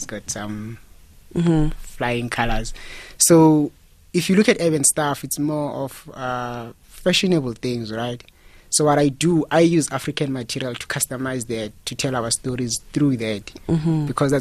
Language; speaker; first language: English; non-native, local second language; Xhosa